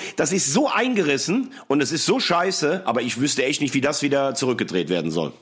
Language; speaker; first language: German; native; German